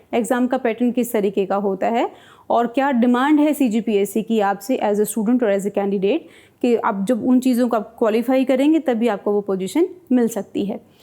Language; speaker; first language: Hindi; native; Hindi